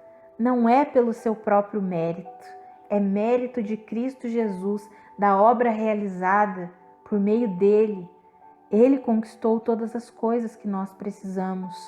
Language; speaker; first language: Portuguese; native; Portuguese